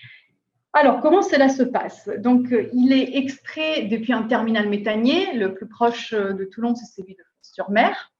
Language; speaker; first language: French; native; French